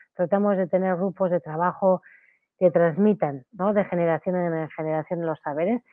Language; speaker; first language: Spanish; native; Spanish